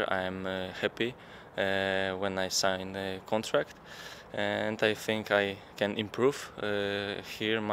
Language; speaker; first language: English; non-native, learner; Polish